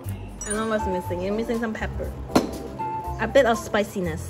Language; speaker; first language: English; non-native, local second language; Cantonese